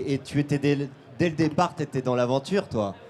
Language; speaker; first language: French; native; French